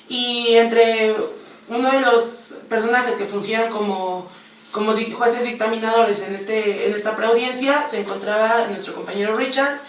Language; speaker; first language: Spanish; native; Spanish